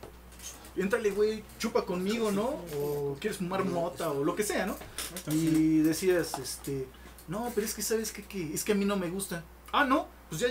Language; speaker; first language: Spanish; native; Spanish